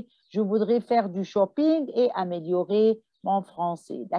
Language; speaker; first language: French; non-native, fluent; Arabic